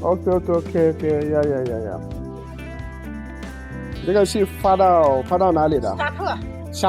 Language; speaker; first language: Chinese; non-native, fluent; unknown